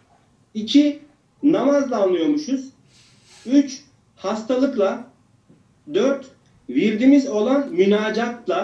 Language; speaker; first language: Turkish; native; Turkish